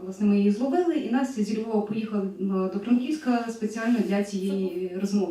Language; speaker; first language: Ukrainian; native; Ukrainian